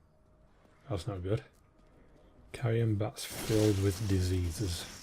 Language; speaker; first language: English; native; English